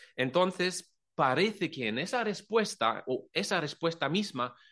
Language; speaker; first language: Spanish; non-native, fluent; German